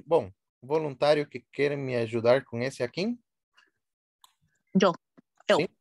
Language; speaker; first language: Portuguese; non-native, fluent; Spanish